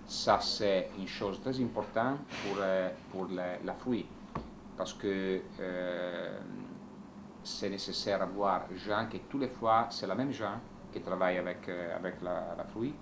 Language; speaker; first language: French; non-native, learner; Italian